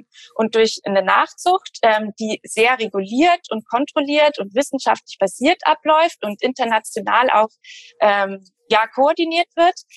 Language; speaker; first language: German; native; German